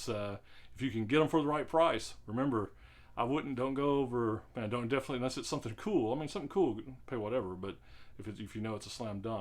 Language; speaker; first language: English; native; English